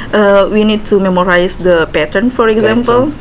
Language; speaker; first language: English; non-native, learner; Indonesian